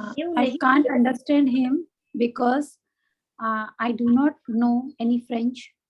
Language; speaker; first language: English; non-native, learner; Hindi